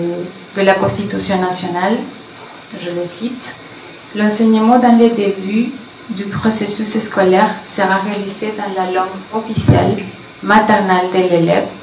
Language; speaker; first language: French; non-native, fluent; Spanish